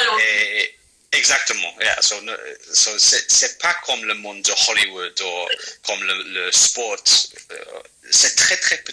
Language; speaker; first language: French; non-native, fluent; English